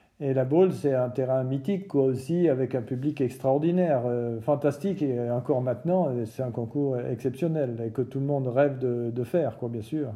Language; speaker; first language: French; native; French